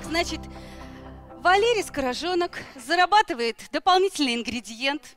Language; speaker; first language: Russian; native; Russian